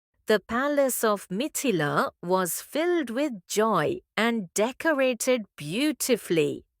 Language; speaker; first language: English; non-native, local second language; Tamil